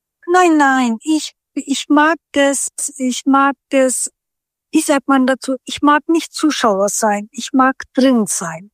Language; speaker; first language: German; non-native, fluent; Turkish